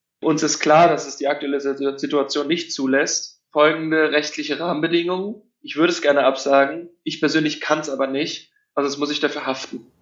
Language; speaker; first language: German; native; German